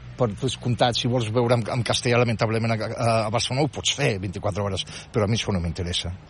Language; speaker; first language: Catalan; non-native, fluent; Riffian